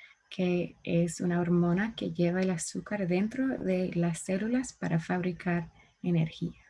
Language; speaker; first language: Spanish; non-native, learner; English